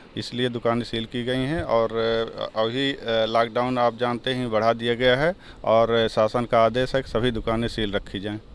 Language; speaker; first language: Hindi; native; Hindi